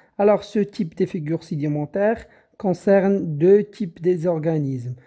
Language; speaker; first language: French; non-native, local second language; Arabic